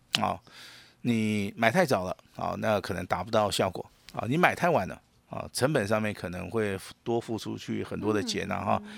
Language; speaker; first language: Chinese; native; Chinese